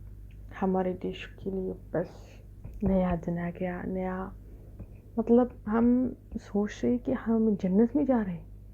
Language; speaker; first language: Hindi; non-native, fluent; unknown